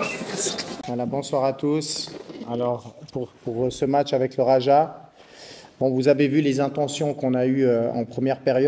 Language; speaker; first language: French; native; French